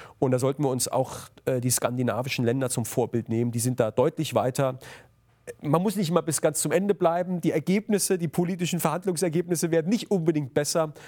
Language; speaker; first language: German; native; German